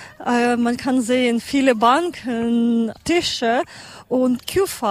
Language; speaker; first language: German; non-native, learner; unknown